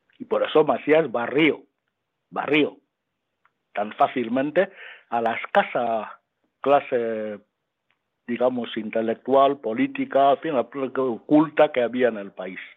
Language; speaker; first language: Spanish; non-native, local second language; Fang